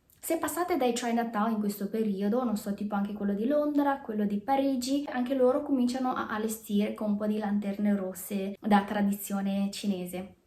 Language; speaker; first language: Italian; early bilingual, other home language; Chinese